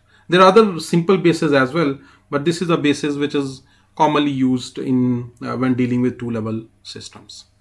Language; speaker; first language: English; non-native, fluent; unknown